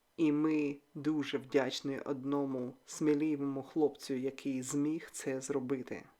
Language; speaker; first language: Ukrainian; non-native, local second language; Russian